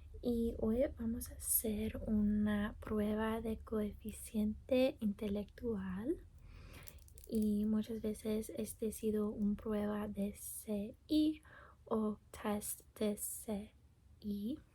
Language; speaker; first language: Spanish; non-native, learner; English